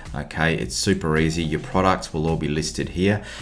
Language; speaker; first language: English; native; English